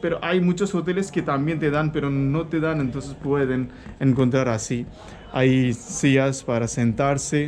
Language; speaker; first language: Spanish; non-native, learner; Hindi